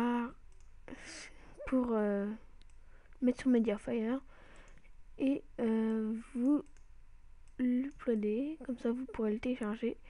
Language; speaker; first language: French; native; French